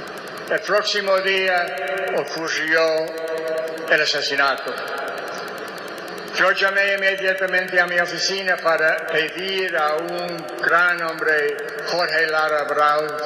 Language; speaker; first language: Spanish; non-native, fluent; English